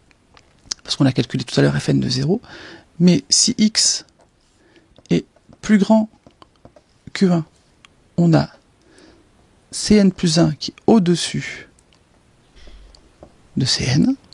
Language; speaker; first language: French; native; French